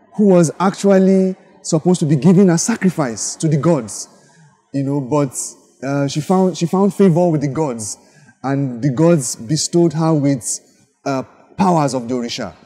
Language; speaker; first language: English; non-native, local second language; Yoruba